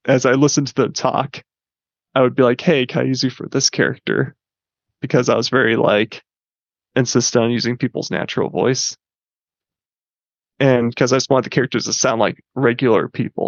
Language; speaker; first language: English; native; English